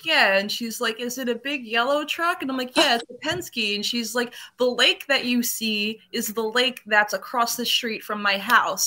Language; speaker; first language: English; native; English